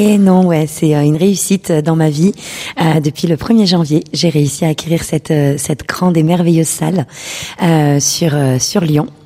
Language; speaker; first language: French; early bilingual, other home language; Urdu